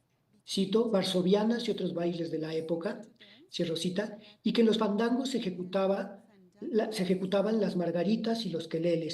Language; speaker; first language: Spanish; native; Spanish